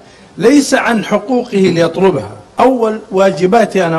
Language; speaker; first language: Arabic; native; Arabic